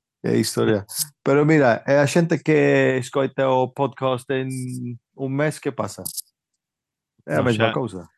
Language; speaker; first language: Galician; early bilingual, heritage; Galician